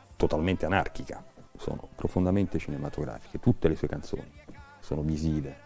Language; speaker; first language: Italian; native; Italian